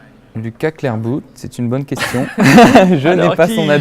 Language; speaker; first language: French; native; French